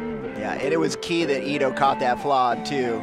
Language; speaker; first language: English; native; English